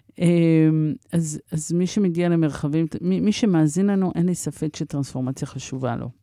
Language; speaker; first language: Hebrew; early bilingual, other home language; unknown